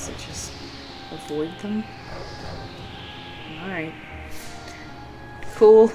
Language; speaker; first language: English; native; English